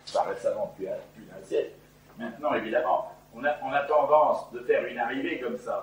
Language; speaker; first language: French; native; French